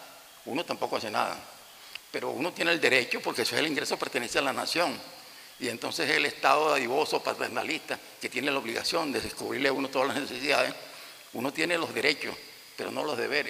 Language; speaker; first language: Spanish; native; Spanish